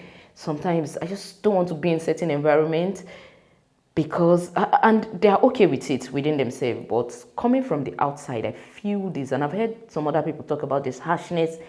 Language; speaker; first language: English; non-native, local second language; Yoruba